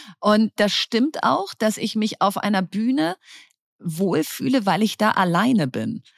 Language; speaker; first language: German; native; German